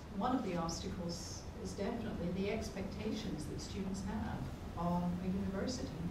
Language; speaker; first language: English; native; English